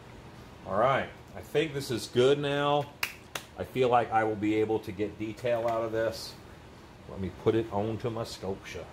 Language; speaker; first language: English; native; English